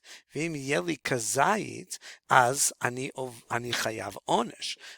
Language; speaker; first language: Hebrew; non-native, fluent; English